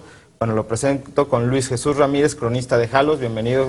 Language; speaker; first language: Spanish; native; Spanish